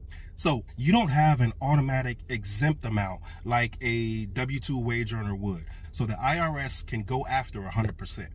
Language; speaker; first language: English; native; English